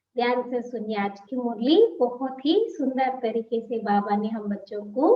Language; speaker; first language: Hindi; non-native, local second language; Telugu